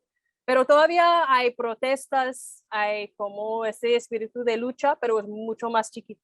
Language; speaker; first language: Spanish; non-native, fluent; English